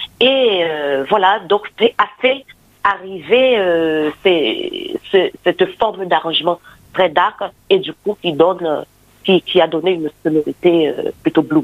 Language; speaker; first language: French; non-native, local second language; Haitian Creole